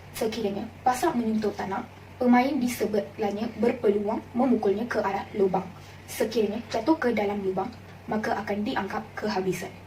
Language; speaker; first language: Malay; non-native, local second language; Malayalam